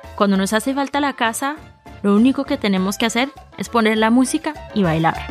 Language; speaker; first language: Spanish; early bilingual, heritage; Spanish